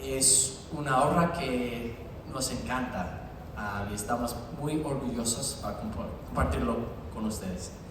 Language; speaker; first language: Spanish; non-native, learner; English